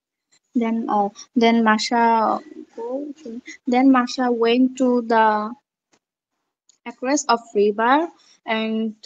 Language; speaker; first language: English; non-native, learner; Bangla